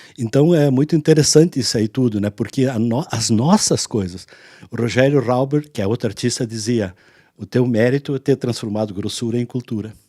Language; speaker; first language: Portuguese; non-native, local second language; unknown